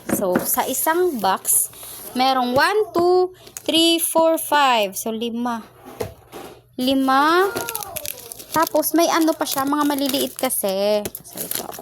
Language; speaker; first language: Filipino; non-native, local second language; Cebuano